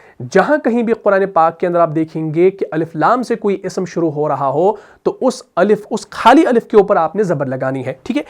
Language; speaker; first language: Urdu; native; Urdu